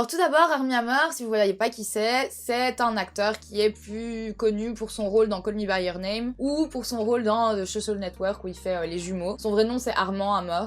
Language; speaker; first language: French; native; French